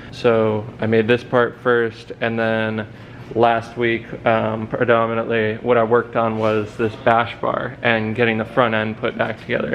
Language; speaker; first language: English; native; English